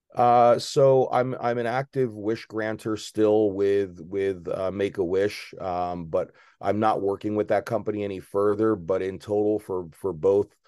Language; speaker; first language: English; native; English